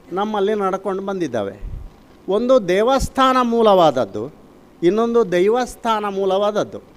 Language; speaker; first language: Kannada; non-native, local second language; Tulu